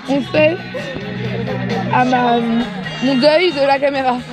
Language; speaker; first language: French; native; French